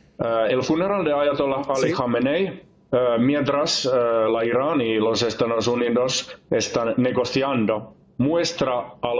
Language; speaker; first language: Spanish; non-native, fluent; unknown